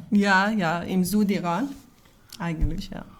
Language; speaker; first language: German; non-native, learner; Persian